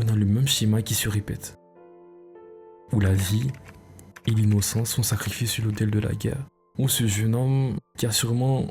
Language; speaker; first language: French; native; French